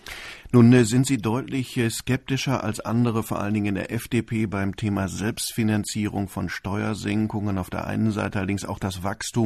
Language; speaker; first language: German; native; German